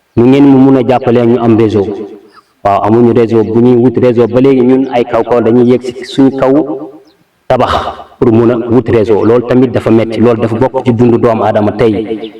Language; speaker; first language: Wolof; non-native, local second language; Fula